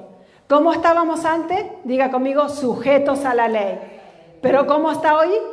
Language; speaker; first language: Spanish; native; Spanish